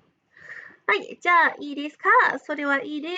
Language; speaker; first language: Japanese; non-native, fluent; English